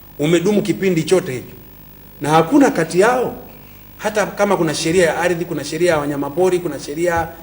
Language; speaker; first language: Swahili; native; Swahili